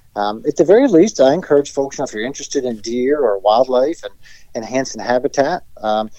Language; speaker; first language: English; native; English